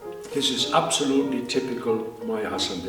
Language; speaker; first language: English; non-native, learner; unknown